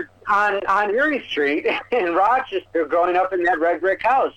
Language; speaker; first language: English; native; English